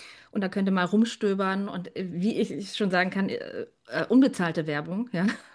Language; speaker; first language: German; native; German